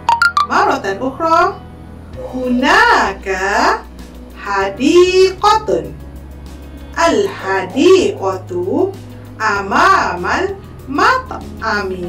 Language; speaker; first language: Arabic; non-native, fluent; Malay